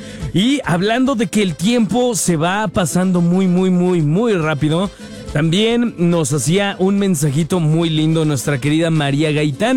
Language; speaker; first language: Spanish; native; Spanish